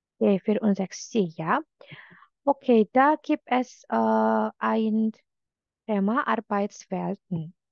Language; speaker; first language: German; non-native, fluent; Indonesian